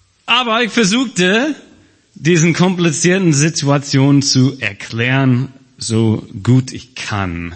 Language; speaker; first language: German; non-native, fluent; English